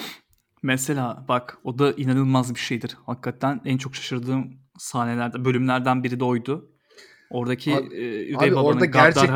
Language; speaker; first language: Turkish; native; Turkish